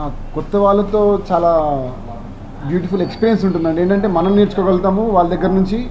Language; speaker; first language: Telugu; native; Telugu